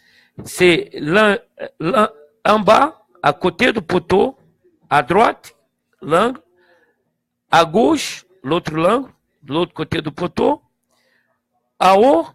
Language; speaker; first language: French; non-native, fluent; Portuguese